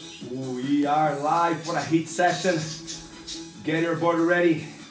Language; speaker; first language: English; non-native, fluent; Portuguese